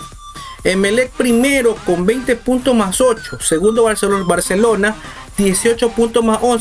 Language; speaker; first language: Spanish; native; Spanish